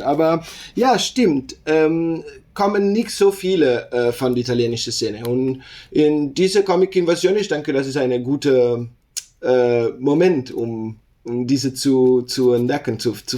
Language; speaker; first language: German; non-native, learner; Italian